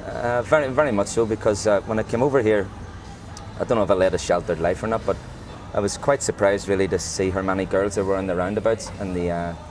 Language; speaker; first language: English; native; English